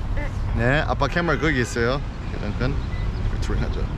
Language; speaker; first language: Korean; early bilingual, other home language; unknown